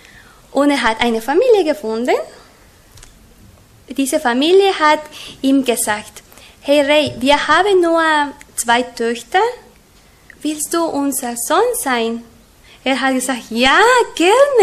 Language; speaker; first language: German; non-native, learner; Spanish